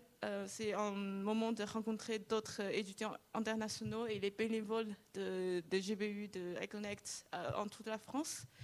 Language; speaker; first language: French; non-native, fluent; Chinese